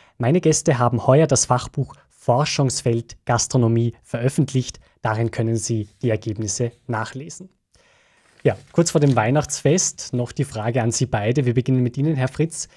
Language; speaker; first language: German; native; German